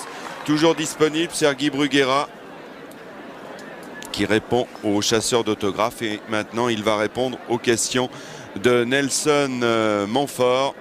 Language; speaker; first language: French; native; French